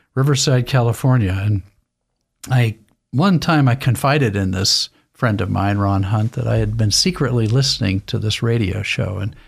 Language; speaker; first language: English; native; English